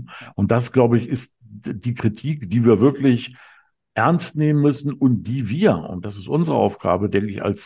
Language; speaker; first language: German; native; German